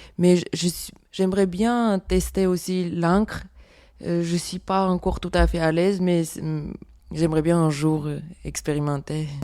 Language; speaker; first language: French; non-native, fluent; Armenian